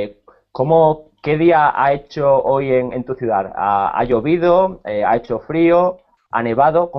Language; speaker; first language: Spanish; native; Spanish